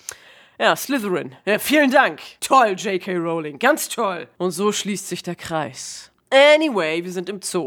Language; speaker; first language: German; native; German